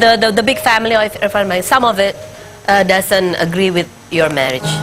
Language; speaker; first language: English; non-native, learner; Indonesian